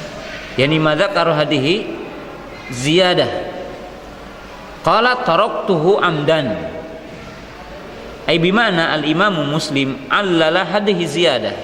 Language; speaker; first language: Arabic; non-native, fluent; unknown